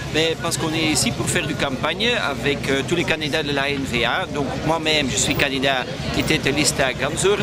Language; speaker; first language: French; non-native, local second language; Dutch